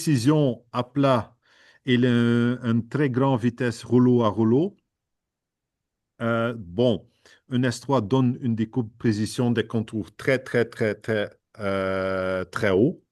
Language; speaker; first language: French; non-native, fluent; Dutch